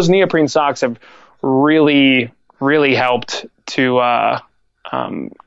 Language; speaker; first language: English; native; English